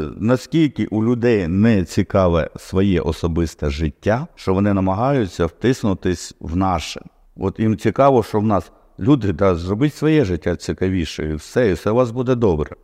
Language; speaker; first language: Ukrainian; non-native, local second language; Russian